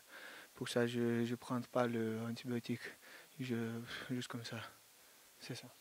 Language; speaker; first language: French; non-native, learner; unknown